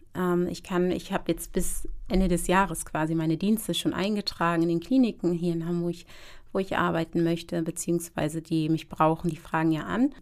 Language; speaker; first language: German; native; German